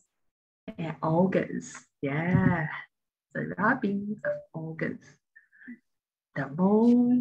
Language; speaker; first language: English; non-native, learner; Chinese